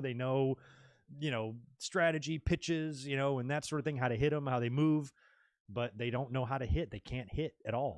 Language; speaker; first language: English; native; English